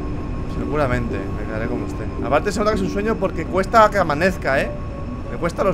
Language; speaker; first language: Spanish; native; Spanish